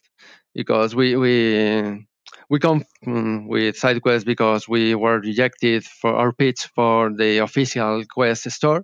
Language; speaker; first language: English; non-native, learner; Spanish